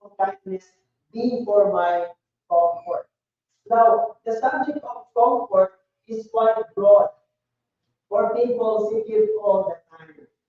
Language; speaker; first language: English; non-native, local second language; Filipino